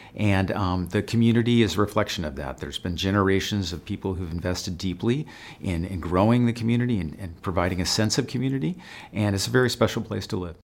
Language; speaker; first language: English; native; English